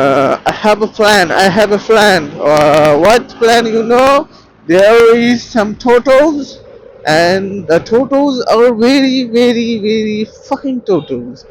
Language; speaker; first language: English; non-native, local second language; Bangla